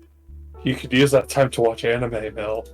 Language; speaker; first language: English; native; English